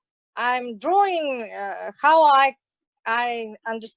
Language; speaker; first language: English; non-native, learner; Russian